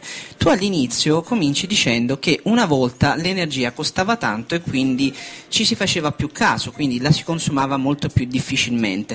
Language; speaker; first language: Italian; native; Italian